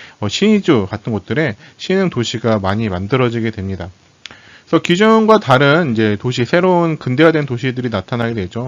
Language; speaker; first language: Korean; native; Korean